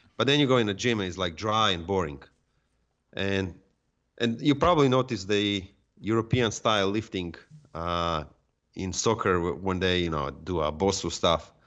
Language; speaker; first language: English; non-native, fluent; Serbian